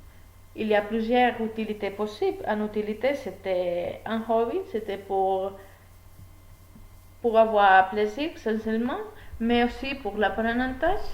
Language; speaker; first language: French; non-native, learner; Spanish